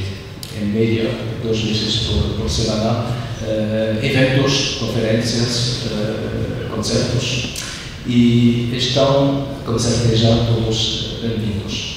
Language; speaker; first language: Portuguese; non-native, learner; French